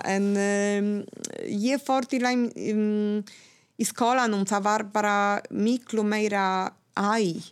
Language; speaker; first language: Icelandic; non-native, fluent; Polish